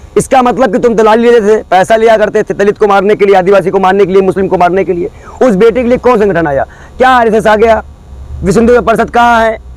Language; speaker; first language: Hindi; native; Hindi